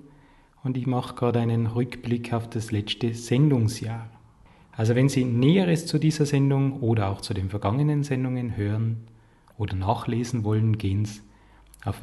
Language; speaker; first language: German; native; German